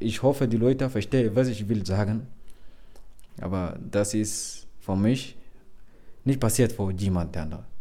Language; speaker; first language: German; non-native, learner; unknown